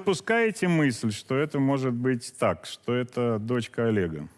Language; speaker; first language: Russian; native; Russian